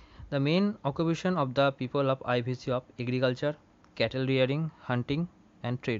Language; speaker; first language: English; non-native, local second language; Bangla